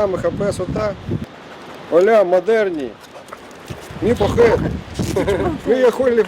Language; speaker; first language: Hebrew; non-native, fluent; Russian